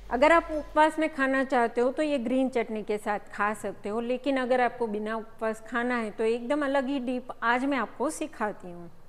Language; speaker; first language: Hindi; non-native, local second language; Gujarati